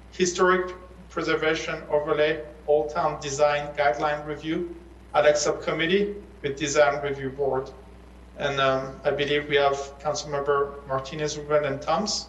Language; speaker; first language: English; early bilingual, other home language; Persian